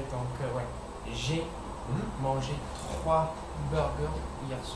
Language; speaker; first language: French; non-native, learner; English